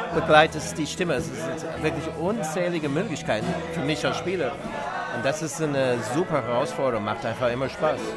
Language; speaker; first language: German; non-native, fluent; English